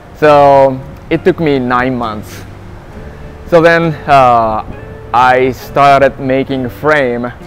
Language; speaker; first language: English; non-native, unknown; Japanese